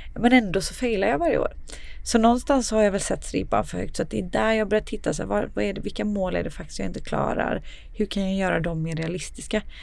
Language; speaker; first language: Swedish; early bilingual, other home language; Serbian